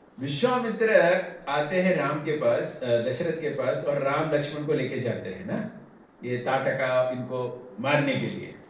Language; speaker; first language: Hindi; non-native, local second language; Tamil